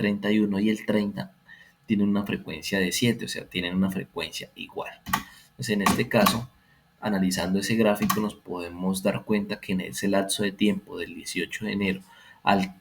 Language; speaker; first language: Spanish; native; Spanish